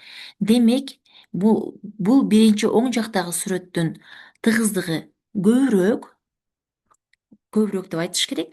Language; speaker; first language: Kyrgyz; native; Kyrgyz